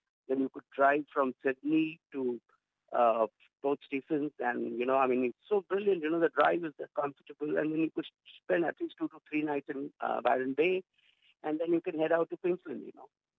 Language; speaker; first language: English; non-native, local second language; Gujarati